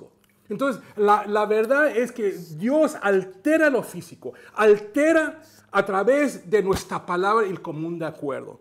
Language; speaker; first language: Spanish; native; Spanish